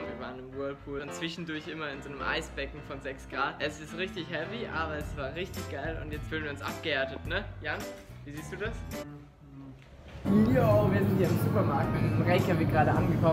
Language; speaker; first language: German; native; German